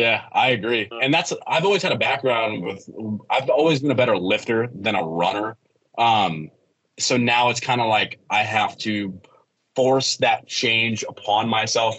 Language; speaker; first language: English; native; English